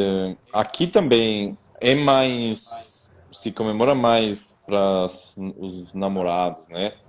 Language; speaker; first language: Portuguese; non-native, fluent; Spanish